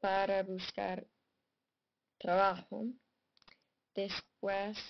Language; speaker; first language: Spanish; non-native, fluent; English